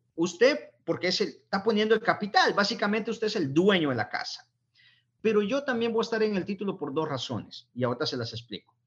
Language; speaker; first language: Spanish; native; Spanish